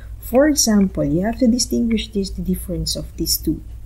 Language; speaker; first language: English; non-native, local second language; Filipino